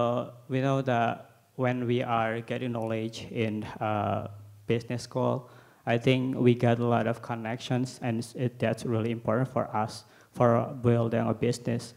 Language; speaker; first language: English; non-native, learner; Indonesian